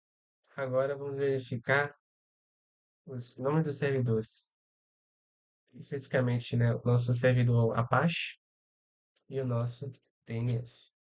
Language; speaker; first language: Portuguese; native; Portuguese